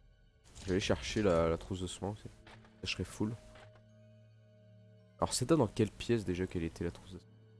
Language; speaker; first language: French; native; French